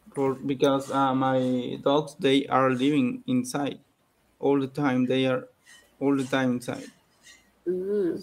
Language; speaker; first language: English; non-native, learner; Spanish